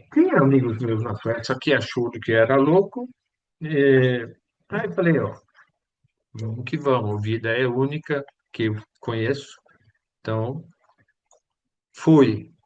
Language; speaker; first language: Portuguese; non-native, fluent; Swedish